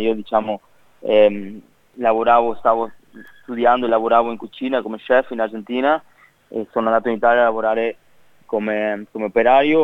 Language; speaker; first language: Italian; non-native, fluent; Spanish